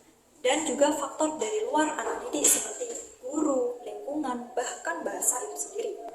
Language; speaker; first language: Indonesian; native; Indonesian